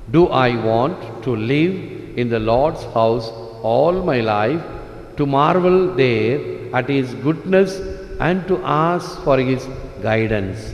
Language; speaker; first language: English; non-native, local second language; Tamil